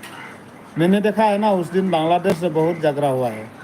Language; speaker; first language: Hindi; non-native, local second language; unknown